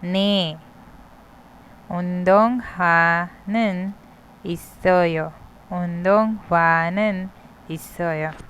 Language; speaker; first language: Korean; non-native, fluent; Hindi